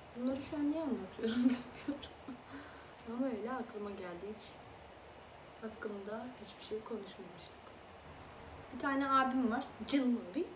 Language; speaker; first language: Turkish; early bilingual, other home language; Azerbaijani